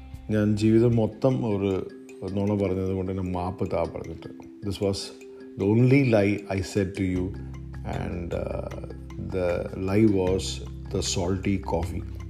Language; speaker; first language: English; non-native, local second language; Malayalam